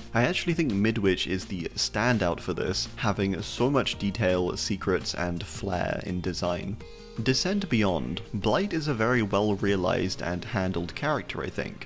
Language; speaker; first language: English; native; English